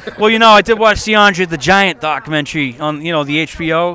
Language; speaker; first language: English; native; English